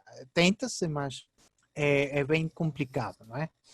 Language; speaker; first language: Portuguese; early bilingual, heritage; Portuguese